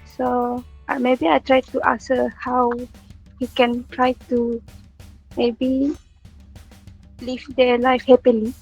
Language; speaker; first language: English; non-native, learner; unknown